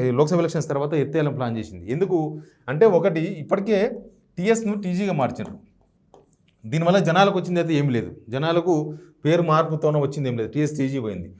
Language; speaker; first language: Telugu; native; Telugu